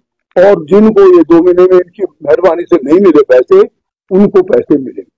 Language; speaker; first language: Hindi; native; Hindi